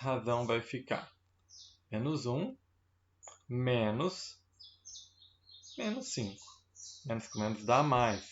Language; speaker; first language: Portuguese; native; Portuguese